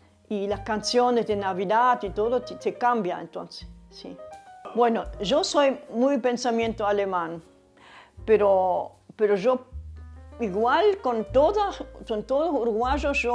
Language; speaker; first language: Spanish; early bilingual, other home language; German